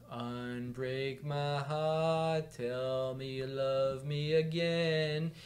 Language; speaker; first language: English; native; English